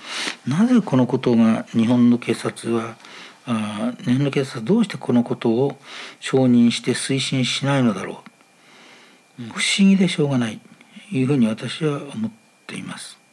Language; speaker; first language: Japanese; native; Japanese